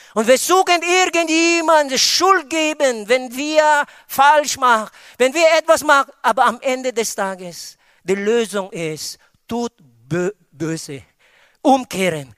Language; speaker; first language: German; non-native, fluent; Filipino